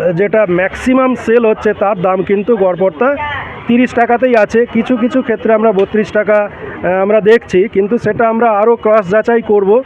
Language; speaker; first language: Bangla; native; Bangla